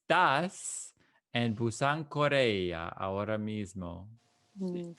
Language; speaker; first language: Spanish; non-native, fluent; English